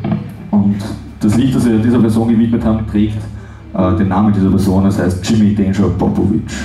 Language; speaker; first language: German; native; German